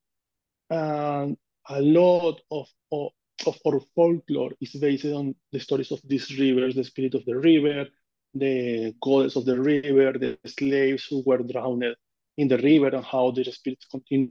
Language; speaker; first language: English; non-native, fluent; Spanish